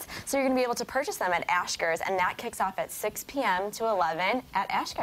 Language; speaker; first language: English; native; English